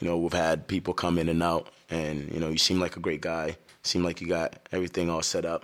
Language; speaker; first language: English; early bilingual, other home language; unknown